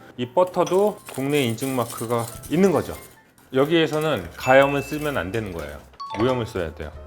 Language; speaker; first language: Korean; native; Korean